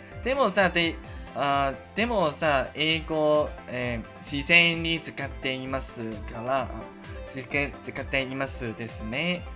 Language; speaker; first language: Japanese; non-native, learner; Cantonese